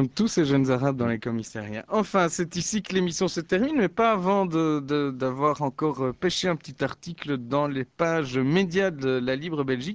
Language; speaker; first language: French; native; French